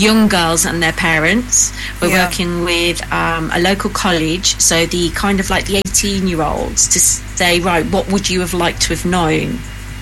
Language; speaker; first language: English; native; English